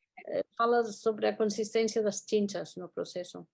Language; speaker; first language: Portuguese; non-native, fluent; Spanish